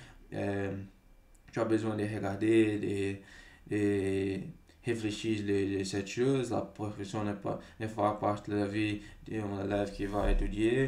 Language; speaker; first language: French; non-native, fluent; Portuguese